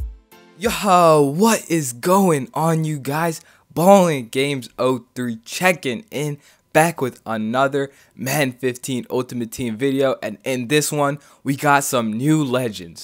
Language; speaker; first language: English; native; English